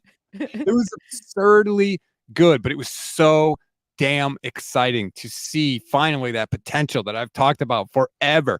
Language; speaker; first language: English; native; English